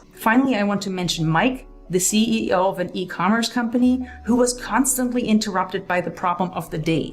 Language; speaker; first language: English; native; English